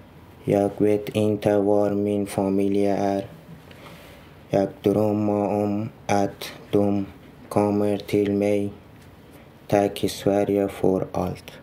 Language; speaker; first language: Swedish; non-native, learner; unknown